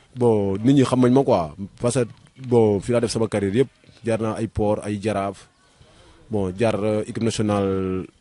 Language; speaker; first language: Wolof; native; Wolof